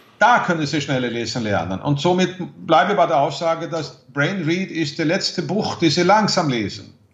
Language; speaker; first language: German; non-native, fluent; Swedish